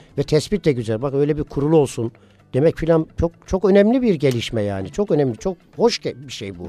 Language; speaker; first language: Turkish; native; Turkish